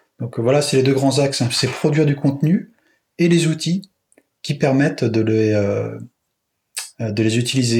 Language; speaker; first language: French; native; French